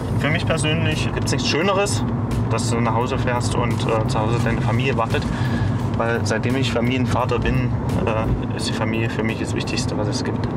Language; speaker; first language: German; native; German